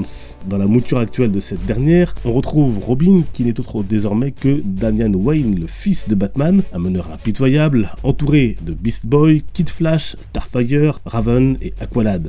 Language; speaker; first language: French; native; French